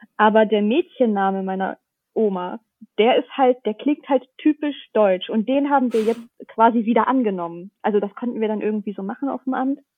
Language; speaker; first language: German; early bilingual, other home language; Russian